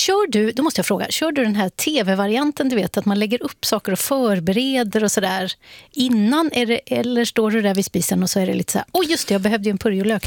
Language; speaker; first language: Swedish; native; Swedish